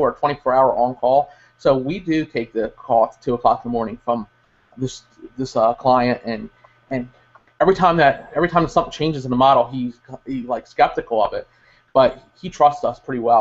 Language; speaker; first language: English; native; English